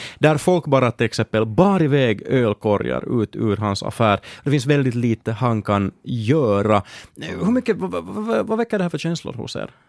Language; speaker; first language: Swedish; native; Swedish